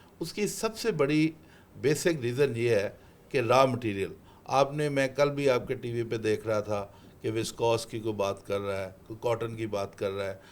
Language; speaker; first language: Urdu; non-native, local second language; Punjabi